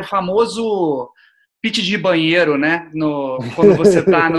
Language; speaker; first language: Portuguese; native; Portuguese